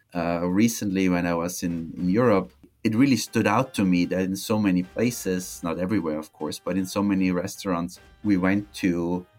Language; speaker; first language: English; non-native, fluent; German